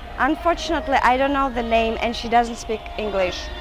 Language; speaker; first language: English; non-native, fluent; Russian